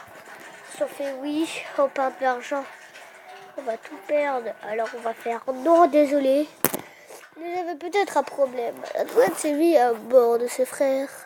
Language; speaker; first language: French; native; French